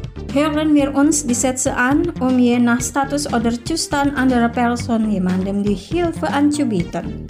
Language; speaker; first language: German; non-native, fluent; Indonesian